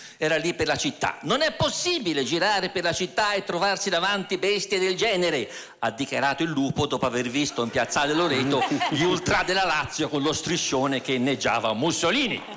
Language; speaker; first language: Italian; native; Italian